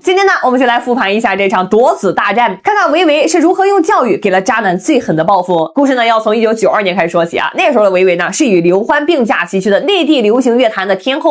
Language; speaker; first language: Chinese; native; Chinese